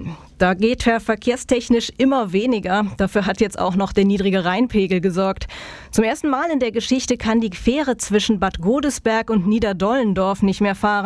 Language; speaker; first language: German; native; German